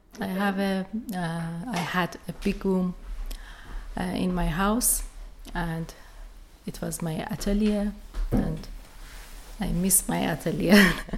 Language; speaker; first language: English; non-native, learner; Persian